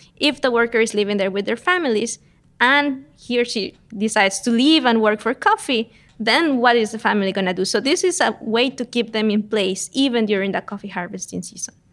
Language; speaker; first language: English; non-native, fluent; Spanish